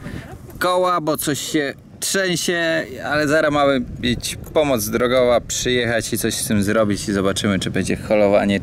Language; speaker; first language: Polish; native; Polish